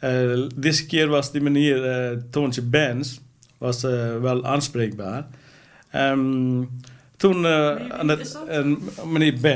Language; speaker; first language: Dutch; non-native, fluent; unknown